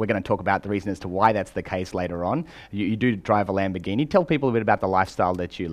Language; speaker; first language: English; native; English